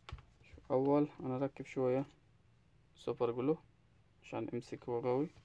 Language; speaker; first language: Arabic; non-native, learner; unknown